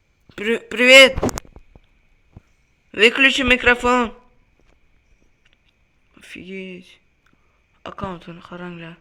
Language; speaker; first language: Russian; non-native, local second language; Uzbek